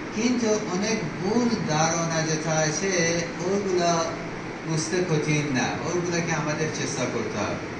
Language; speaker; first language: Bangla; non-native, fluent; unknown